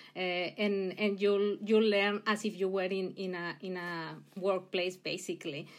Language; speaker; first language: English; non-native, fluent; Spanish